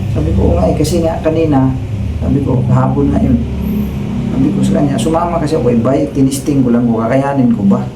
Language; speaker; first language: Filipino; non-native, local second language; Cebuano